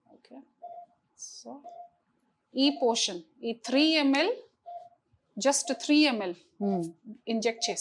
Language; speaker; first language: Telugu; non-native, fluent; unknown